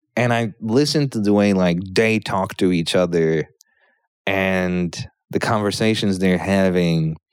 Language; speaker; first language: English; early bilingual, other home language; Polish